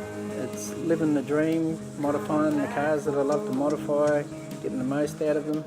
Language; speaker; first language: English; native; English